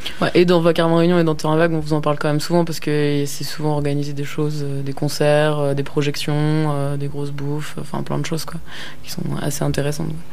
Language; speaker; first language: French; native; French